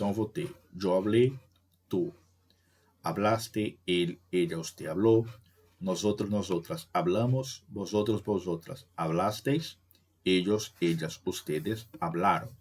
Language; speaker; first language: Spanish; non-native, fluent; Portuguese